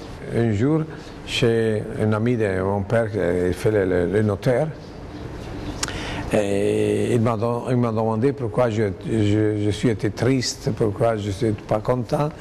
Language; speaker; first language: French; non-native, fluent; Italian